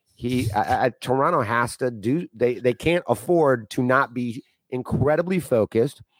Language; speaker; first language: English; native; English